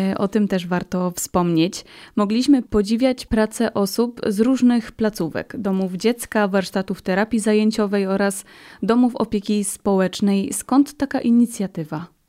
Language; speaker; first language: Polish; native; Polish